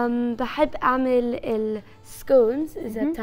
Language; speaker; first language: Arabic; early bilingual, heritage; Arabic